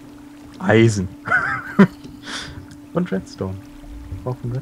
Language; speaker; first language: German; native; German